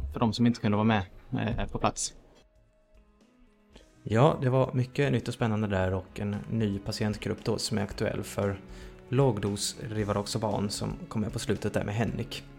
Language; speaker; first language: Swedish; native; Swedish